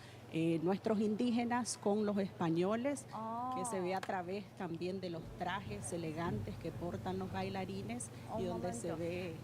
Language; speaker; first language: Spanish; native; Spanish